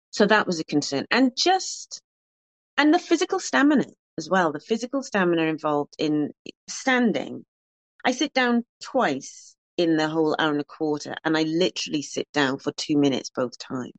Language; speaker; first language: English; native; English